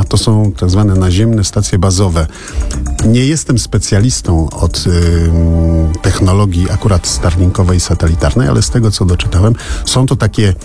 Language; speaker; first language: Polish; native; Polish